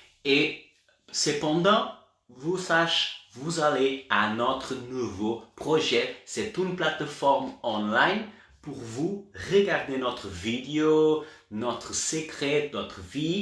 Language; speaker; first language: French; non-native, learner; Portuguese